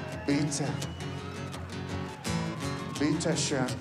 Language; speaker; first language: German; non-native, learner; English